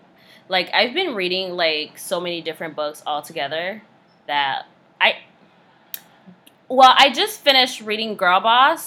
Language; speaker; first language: English; non-native, fluent; Haitian Creole